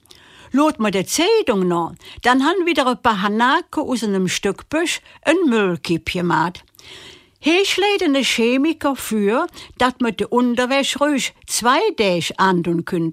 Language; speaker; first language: German; native; German